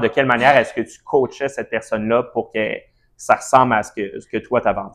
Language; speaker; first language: French; native; French